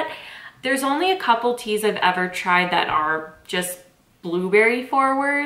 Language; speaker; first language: English; native; English